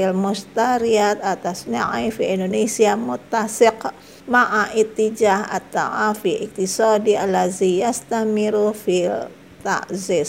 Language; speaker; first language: Arabic; non-native, fluent; Indonesian